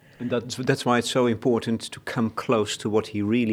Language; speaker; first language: English; non-native, fluent; Dutch